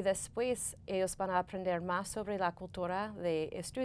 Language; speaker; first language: Spanish; non-native, fluent; English